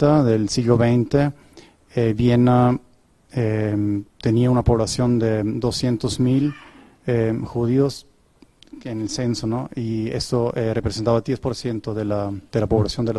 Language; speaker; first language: Spanish; non-native, fluent; German